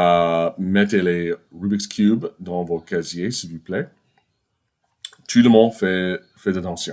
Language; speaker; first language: French; non-native, fluent; English